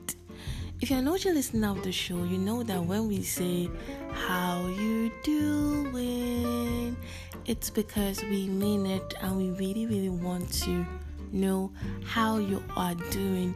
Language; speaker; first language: English; non-native, local second language; Yoruba